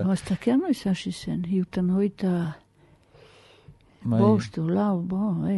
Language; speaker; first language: Basque; native; Basque